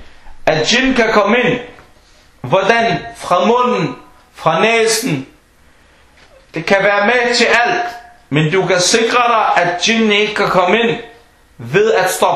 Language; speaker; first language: Danish; non-native, fluent; Arabic